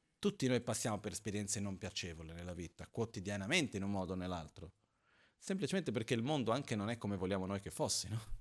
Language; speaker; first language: Italian; non-native, fluent; Portuguese